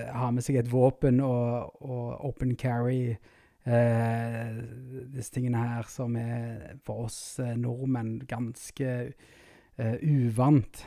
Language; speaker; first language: Norwegian; native; Norwegian